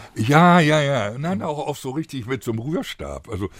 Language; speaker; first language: German; native; German